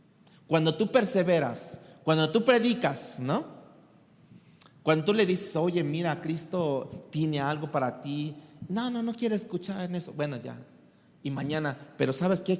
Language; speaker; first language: Spanish; native; Spanish